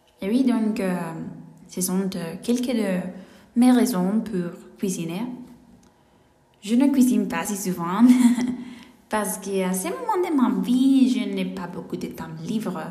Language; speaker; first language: French; non-native, learner; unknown